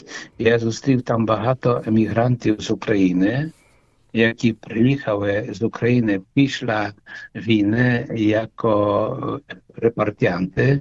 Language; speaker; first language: Ukrainian; early bilingual, heritage; Ukrainian